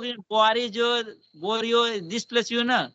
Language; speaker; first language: English; non-native, learner; Hindi